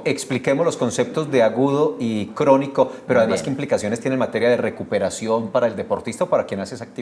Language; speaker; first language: Spanish; native; Spanish